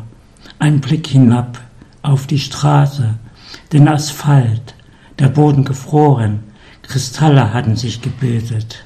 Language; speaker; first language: German; native; German